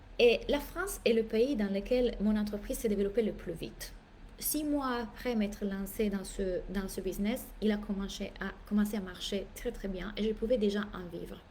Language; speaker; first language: French; non-native, fluent; Italian